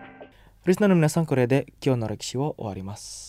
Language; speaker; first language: Japanese; non-native, fluent; Indonesian